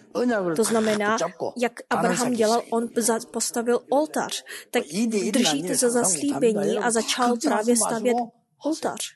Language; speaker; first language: Czech; non-native, fluent; Korean